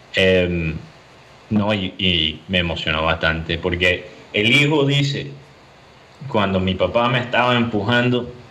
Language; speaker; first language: Spanish; early bilingual, heritage; Spanish